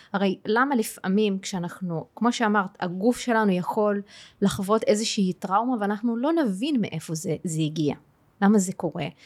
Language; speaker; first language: Hebrew; non-native, local second language; Arabic